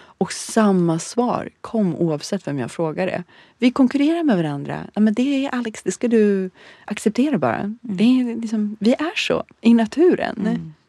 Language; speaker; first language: Swedish; early bilingual, other home language; Bosnian